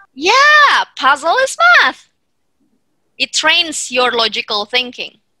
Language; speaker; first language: English; non-native, fluent; Indonesian